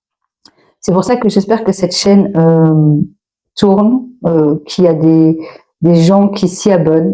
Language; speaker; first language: French; native; French